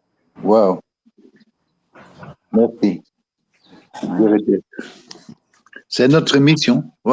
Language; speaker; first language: French; non-native, fluent; Dutch